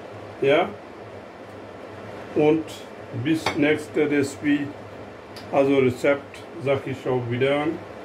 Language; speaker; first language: German; non-native, fluent; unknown